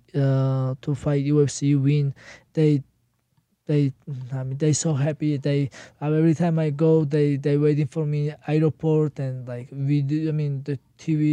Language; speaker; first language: English; non-native, learner; Georgian